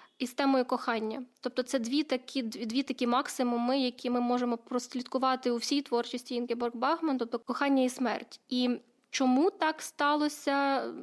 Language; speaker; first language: Ukrainian; native; Ukrainian